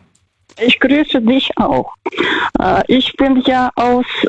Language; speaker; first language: German; non-native, fluent; Russian